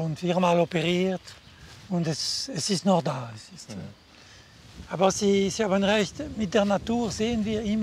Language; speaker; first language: German; non-native, local second language; French